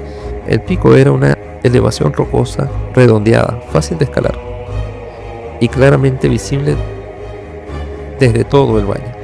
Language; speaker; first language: Spanish; native; Spanish